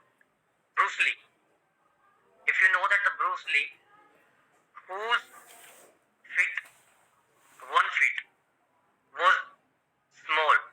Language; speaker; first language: English; non-native, local second language; Hindi